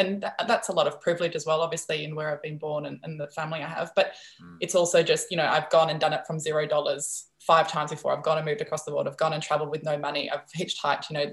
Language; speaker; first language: English; non-native, fluent; Dutch